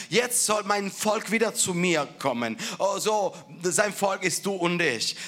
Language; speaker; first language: German; non-native, fluent; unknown